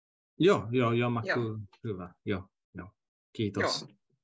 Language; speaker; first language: Finnish; non-native, learner; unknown